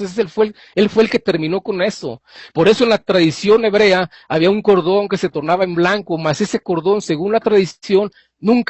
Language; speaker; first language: Spanish; native; Spanish